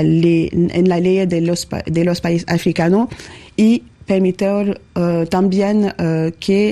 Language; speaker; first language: Spanish; non-native, learner; French